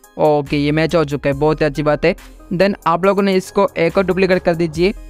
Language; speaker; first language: Hindi; non-native, local second language; Odia